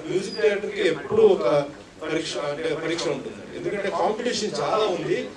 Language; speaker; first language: Telugu; non-native, fluent; Tulu